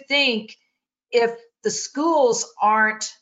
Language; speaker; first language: English; native; English